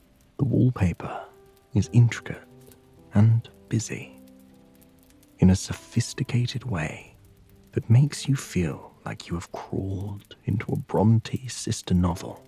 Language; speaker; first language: English; native; English